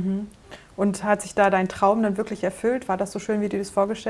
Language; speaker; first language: German; native; German